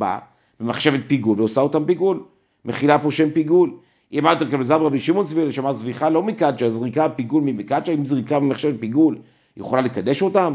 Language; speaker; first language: Hebrew; native; Hebrew